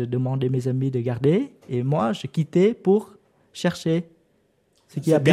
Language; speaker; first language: French; non-native, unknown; Vietnamese